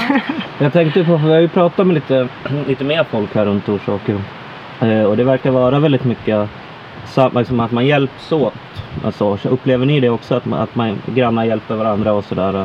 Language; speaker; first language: Swedish; native; Swedish